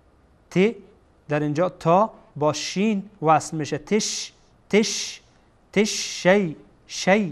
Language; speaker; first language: Persian; native; Persian